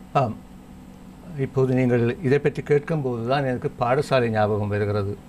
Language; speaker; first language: Tamil; native; Tamil